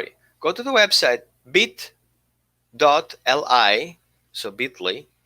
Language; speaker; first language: English; non-native, fluent; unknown